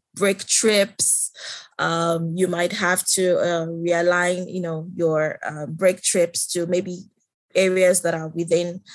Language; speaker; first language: English; non-native, local second language; Yoruba